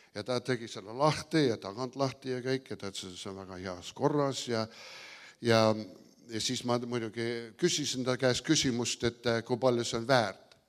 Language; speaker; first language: Estonian; early bilingual, heritage; Estonian